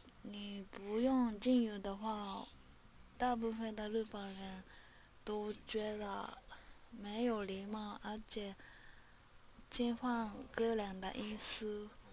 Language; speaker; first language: Chinese; non-native, learner; Japanese